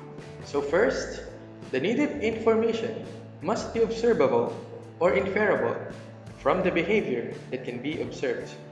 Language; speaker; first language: English; non-native, local second language; Filipino